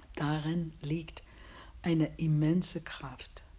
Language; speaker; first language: German; non-native, fluent; English